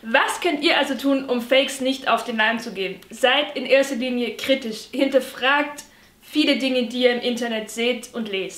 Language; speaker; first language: German; native; German